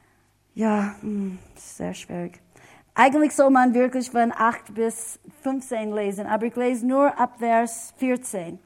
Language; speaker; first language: German; non-native, fluent; English